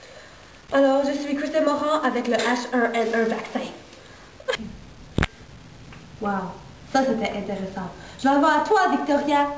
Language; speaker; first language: French; non-native, local second language; English